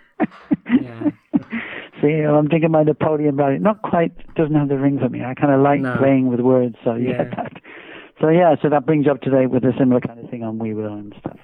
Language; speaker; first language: English; native; English